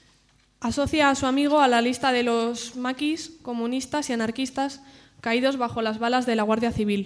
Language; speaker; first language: Spanish; native; Spanish